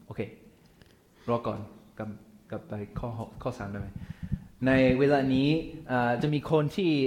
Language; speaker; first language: Thai; non-native, fluent; English